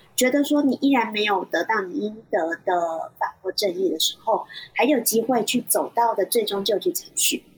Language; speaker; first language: Chinese; native; Chinese